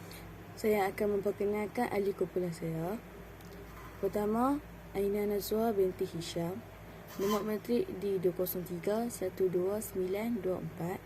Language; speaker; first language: Malay; native; Malay